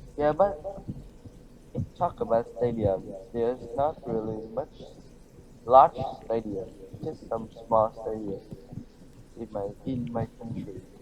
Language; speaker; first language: English; non-native, learner; Vietnamese